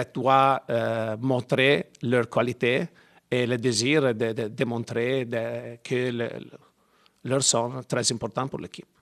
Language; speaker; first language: French; non-native, learner; Italian